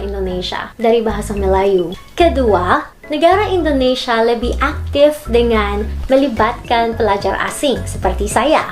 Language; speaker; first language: Indonesian; non-native, learner; Filipino